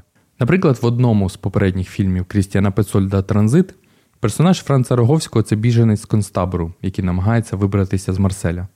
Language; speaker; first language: Ukrainian; native; Ukrainian